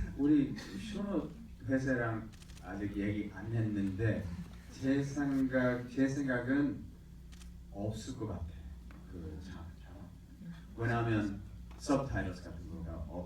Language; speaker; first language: Korean; early bilingual, heritage; English